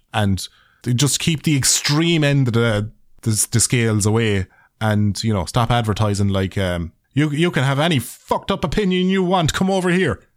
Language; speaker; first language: English; native; English